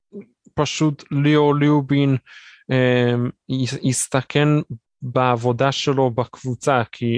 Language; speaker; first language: Hebrew; native; Hebrew